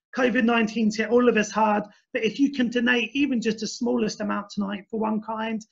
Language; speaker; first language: English; native; English